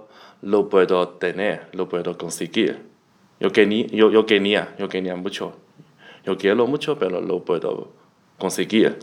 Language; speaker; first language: Spanish; non-native, learner; Chinese